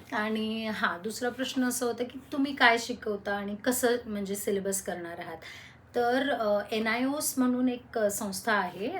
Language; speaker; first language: Marathi; non-native, local second language; Hindi